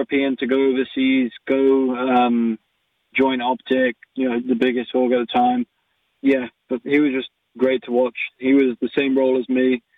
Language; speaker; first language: English; native; English